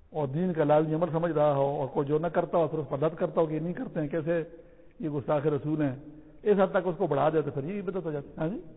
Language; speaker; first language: Urdu; non-native, local second language; Pashto